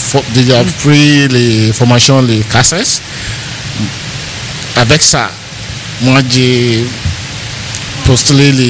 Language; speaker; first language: French; non-native, learner; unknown